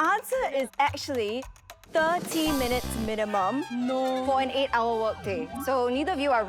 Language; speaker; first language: English; native; English